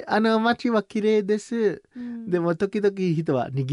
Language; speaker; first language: Japanese; non-native, learner; Samoan